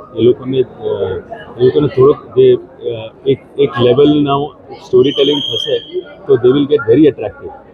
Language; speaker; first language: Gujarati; non-native, learner; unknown